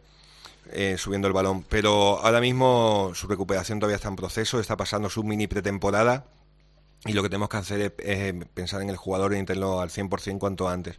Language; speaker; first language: Spanish; native; Spanish